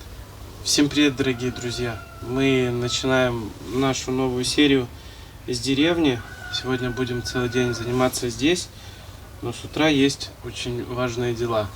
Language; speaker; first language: Russian; native; Russian